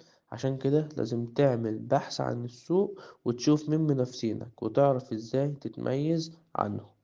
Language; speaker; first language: Arabic; native; Arabic